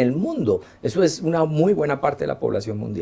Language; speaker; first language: Spanish; native; Spanish